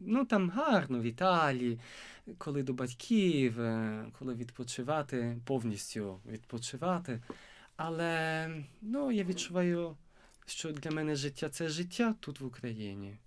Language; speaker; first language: Ukrainian; non-native, fluent; Italian